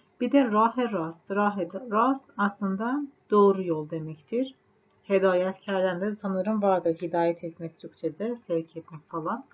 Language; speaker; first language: Turkish; non-native, fluent; Persian